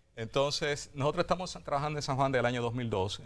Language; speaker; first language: Spanish; native; Spanish